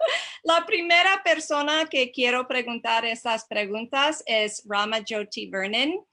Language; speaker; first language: Spanish; non-native, fluent; English